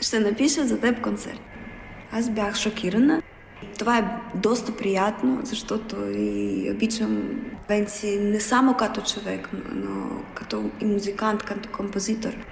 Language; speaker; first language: Bulgarian; non-native, learner; Russian